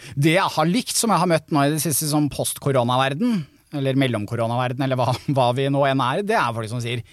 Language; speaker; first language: Norwegian; native; Norwegian